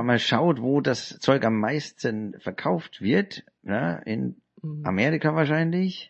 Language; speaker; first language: German; native; German